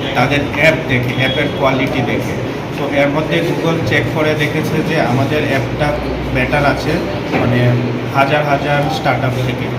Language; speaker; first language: Bangla; native; Bangla